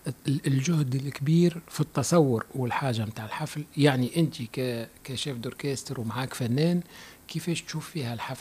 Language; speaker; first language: Arabic; native; Arabic